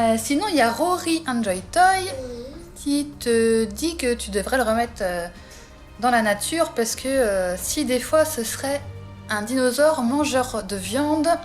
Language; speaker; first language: French; native; French